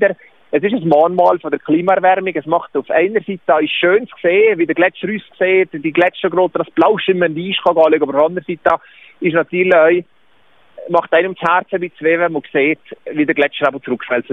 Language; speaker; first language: German; native; German